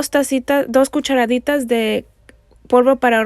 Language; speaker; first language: Spanish; native; Spanish